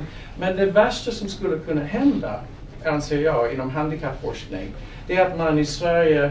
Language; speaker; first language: Swedish; non-native, fluent; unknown